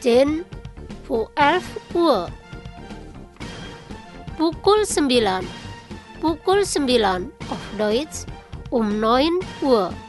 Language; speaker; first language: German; non-native, learner; Indonesian